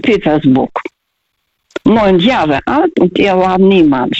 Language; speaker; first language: German; non-native, fluent; Russian